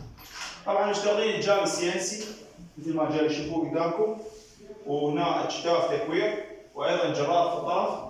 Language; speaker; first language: Arabic; native; Arabic